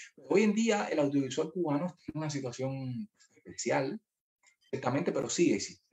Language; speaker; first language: Spanish; native; Spanish